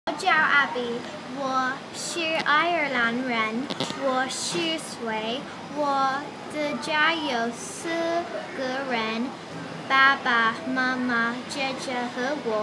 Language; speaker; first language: Chinese; non-native, learner; English